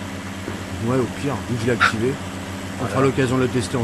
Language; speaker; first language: French; native; French